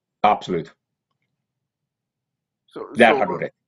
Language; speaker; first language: Swedish; non-native, local second language; Finnish